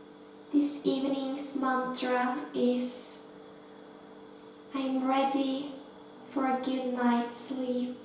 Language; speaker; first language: English; non-native, fluent; Norwegian